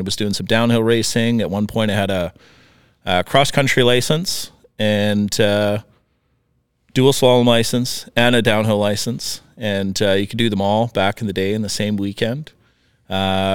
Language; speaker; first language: English; native; English